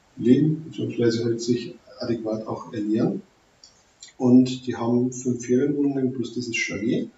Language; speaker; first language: German; native; German